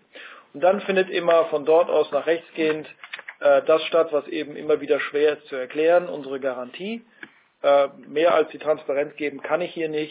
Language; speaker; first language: German; native; German